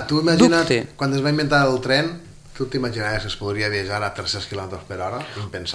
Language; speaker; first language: Catalan; native; Catalan